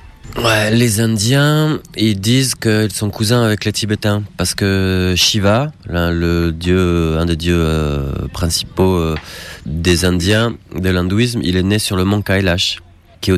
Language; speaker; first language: French; native; French